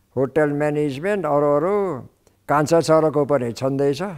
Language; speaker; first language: Nepali; non-native, fluent; English